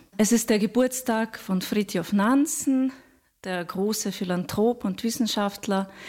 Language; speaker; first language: German; non-native, fluent; Russian